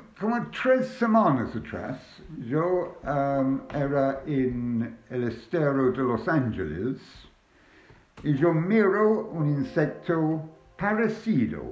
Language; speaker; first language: Spanish; non-native, learner; English